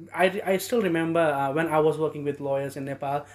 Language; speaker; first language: English; non-native, local second language; Nepali